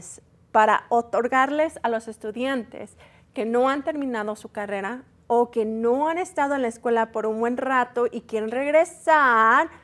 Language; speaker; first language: Spanish; early bilingual, heritage; Spanish